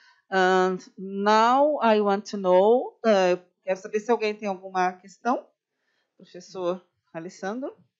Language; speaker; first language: Portuguese; native; Portuguese